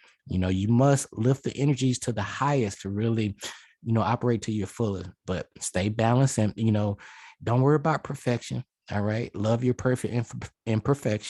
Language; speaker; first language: English; native; English